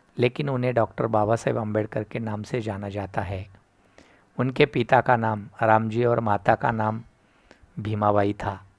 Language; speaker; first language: Hindi; non-native, local second language; Marathi